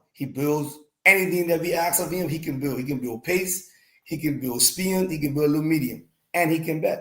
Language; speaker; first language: English; native; English